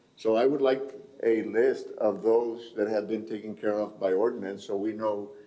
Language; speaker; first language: English; early bilingual, other home language; Spanish